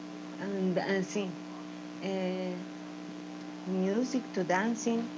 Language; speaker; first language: English; non-native, learner; Spanish